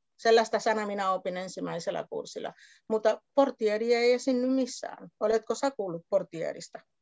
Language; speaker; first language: Finnish; non-native, fluent; Spanish